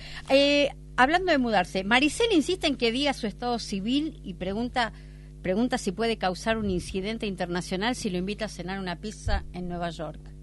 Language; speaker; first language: Spanish; native; Spanish